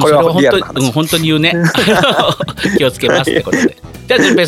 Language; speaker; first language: Japanese; native; Japanese